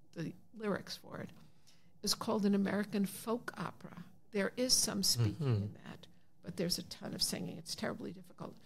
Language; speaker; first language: English; native; English